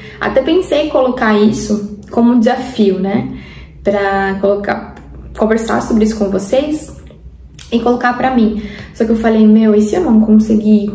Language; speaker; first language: Portuguese; non-native, fluent; Spanish